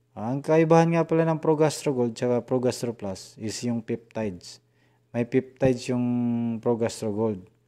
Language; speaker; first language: Filipino; non-native, local second language; Cebuano